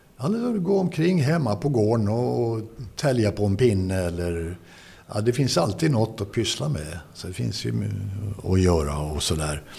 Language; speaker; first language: Swedish; native; Swedish